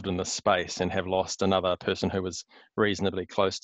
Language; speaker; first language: English; native; English